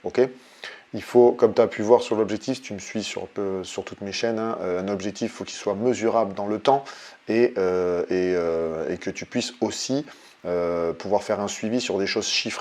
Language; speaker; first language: French; native; French